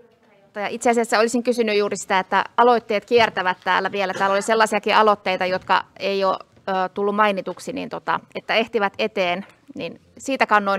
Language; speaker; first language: Finnish; native; Finnish